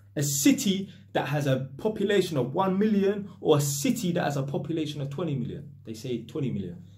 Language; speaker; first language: English; native; English